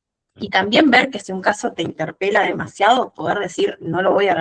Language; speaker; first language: Spanish; native; Spanish